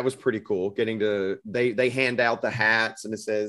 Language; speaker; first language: English; native; English